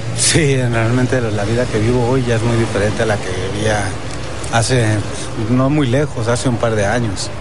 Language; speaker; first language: Spanish; early bilingual, heritage; Spanish